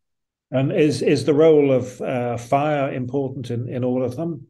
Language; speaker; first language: English; native; English